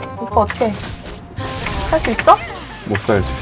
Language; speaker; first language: Korean; native; Korean